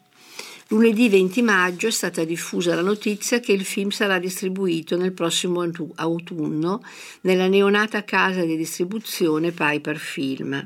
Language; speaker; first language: Italian; native; Italian